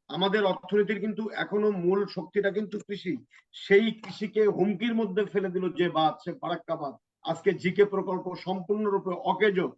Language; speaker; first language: Bangla; native; Bangla